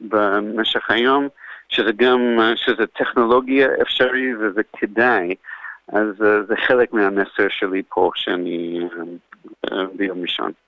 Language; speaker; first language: Hebrew; non-native, fluent; English